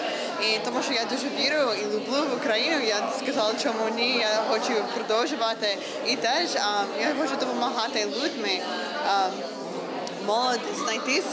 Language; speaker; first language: Ukrainian; non-native, learner; English